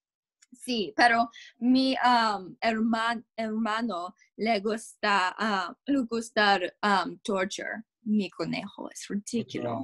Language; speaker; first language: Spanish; non-native, learner; English